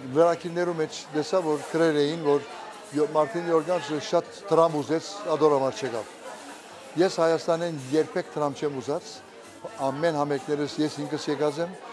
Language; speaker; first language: Armenian; early bilingual, heritage; Armenian